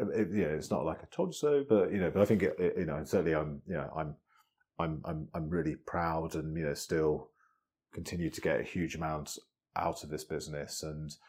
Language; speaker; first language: English; native; English